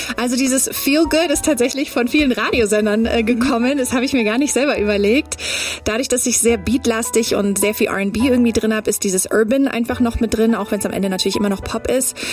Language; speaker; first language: German; early bilingual, other home language; English